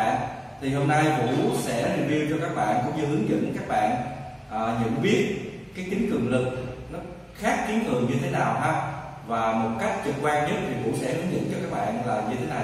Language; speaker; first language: Vietnamese; native; Vietnamese